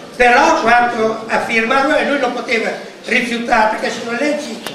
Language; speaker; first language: Italian; native; Italian